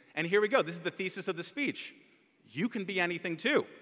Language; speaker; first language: English; native; English